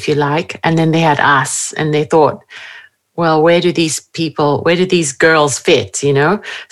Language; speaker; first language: English; native; English